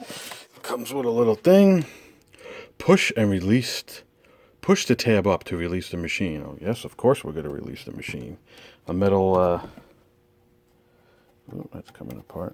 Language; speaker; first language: English; native; English